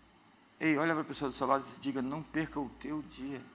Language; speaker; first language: Portuguese; native; Portuguese